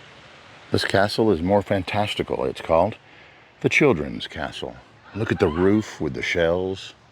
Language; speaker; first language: English; native; English